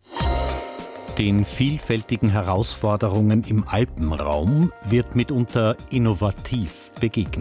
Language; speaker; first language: German; native; German